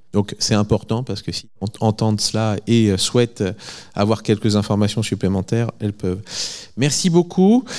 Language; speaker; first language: French; native; French